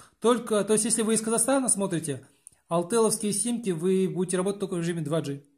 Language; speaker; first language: Russian; native; Russian